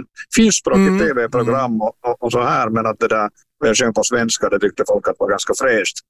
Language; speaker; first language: Swedish; native; Swedish